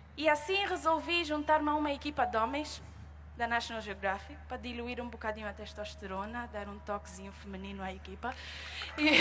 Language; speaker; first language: Portuguese; native; Portuguese